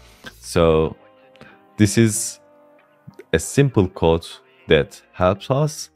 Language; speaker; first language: English; non-native, fluent; Turkish